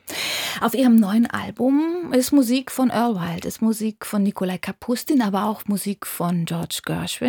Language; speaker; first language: German; native; German